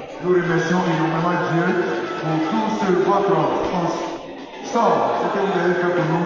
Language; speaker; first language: French; non-native, learner; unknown